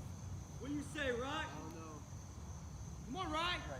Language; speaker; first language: English; native; English